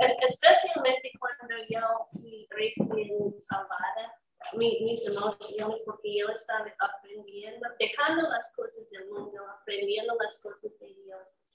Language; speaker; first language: Spanish; non-native, learner; English